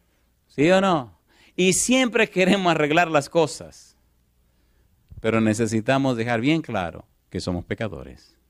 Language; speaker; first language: Spanish; native; Spanish